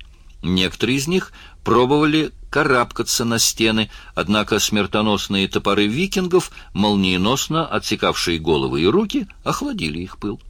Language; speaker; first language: Russian; native; Russian